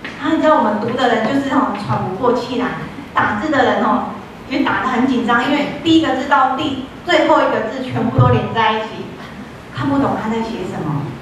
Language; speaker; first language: Chinese; native; Chinese